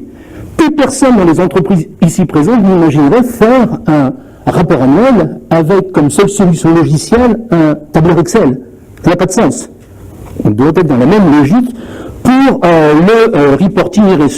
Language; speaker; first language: French; native; French